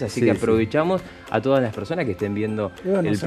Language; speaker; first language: Spanish; native; Spanish